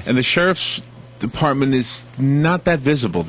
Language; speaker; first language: English; native; English